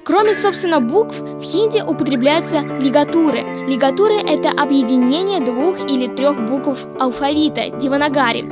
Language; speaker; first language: Russian; native; Russian